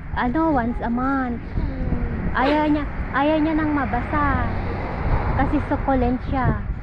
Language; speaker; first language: Filipino; native; Filipino